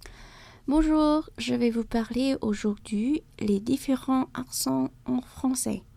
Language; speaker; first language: French; non-native, learner; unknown